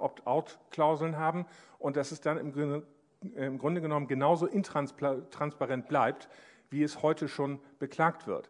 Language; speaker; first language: German; native; German